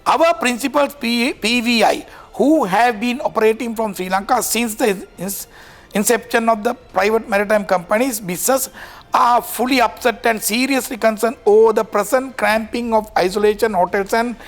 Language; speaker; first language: English; non-native, local second language; Sinhala